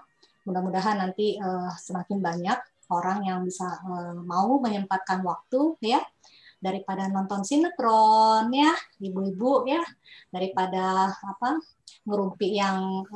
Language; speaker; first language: Indonesian; native; Indonesian